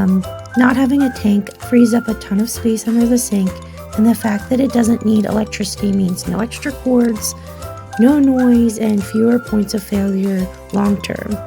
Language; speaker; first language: English; native; English